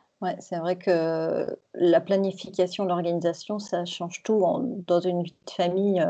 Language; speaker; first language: French; native; French